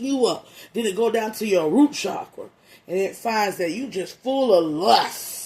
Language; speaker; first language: English; native; English